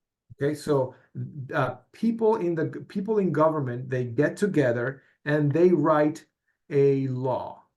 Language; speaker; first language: English; non-native, fluent; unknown